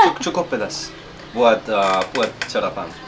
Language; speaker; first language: Indonesian; non-native, learner; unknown